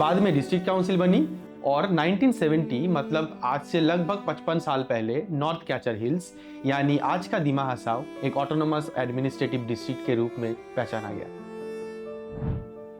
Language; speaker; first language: Hindi; native; Hindi